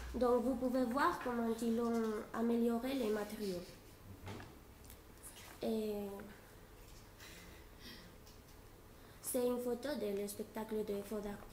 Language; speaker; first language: French; non-native, fluent; Spanish